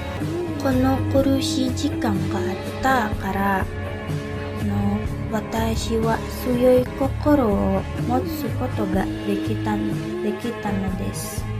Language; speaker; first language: Japanese; non-native, learner; Indonesian